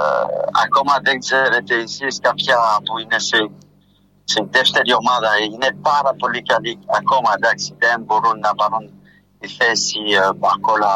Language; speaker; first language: Greek; non-native, fluent; French